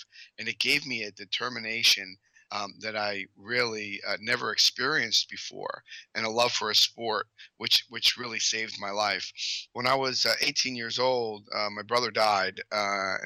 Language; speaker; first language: English; native; English